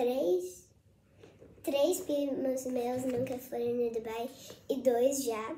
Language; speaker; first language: Portuguese; early bilingual, heritage; Portuguese